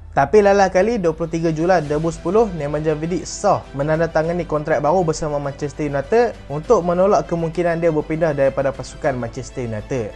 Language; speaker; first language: Malay; native; Malay